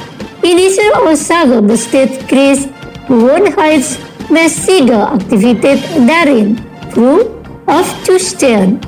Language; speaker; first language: German; non-native, fluent; Indonesian